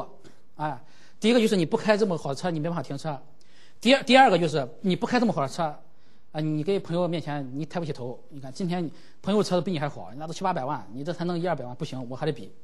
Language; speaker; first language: Chinese; native; Chinese